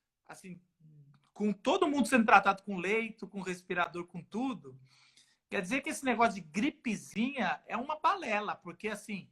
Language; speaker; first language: Portuguese; native; Portuguese